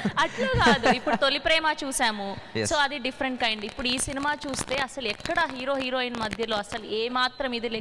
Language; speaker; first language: Telugu; native; Telugu